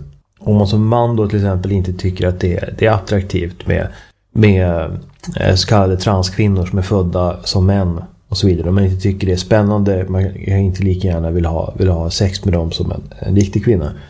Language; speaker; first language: Swedish; native; Swedish